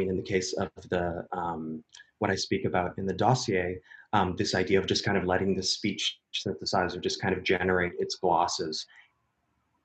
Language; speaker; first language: English; native; English